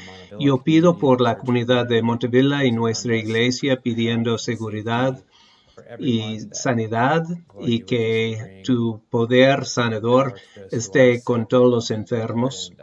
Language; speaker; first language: Spanish; non-native, fluent; English